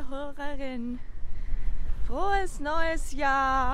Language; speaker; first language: German; non-native, learner; Japanese